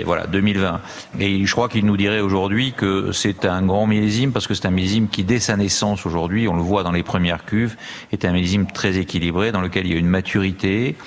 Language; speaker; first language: French; native; French